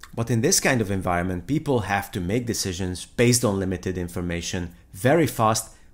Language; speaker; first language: English; non-native, fluent; Hungarian